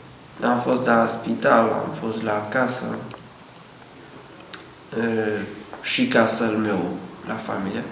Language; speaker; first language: Romanian; non-native, learner; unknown